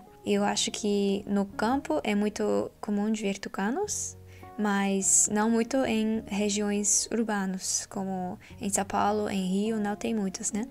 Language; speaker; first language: Portuguese; non-native, learner; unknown